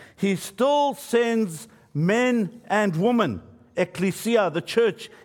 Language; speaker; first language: English; native; English